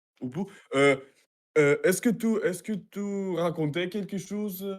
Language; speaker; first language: French; non-native, learner; Russian